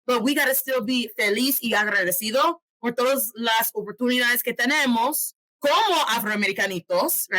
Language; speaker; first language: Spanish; non-native, fluent; English